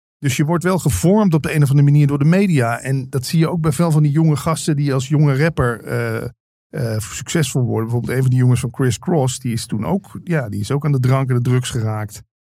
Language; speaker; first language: Dutch; native; Dutch